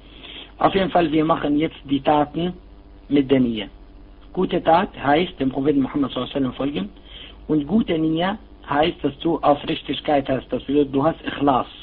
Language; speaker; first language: German; non-native, fluent; Arabic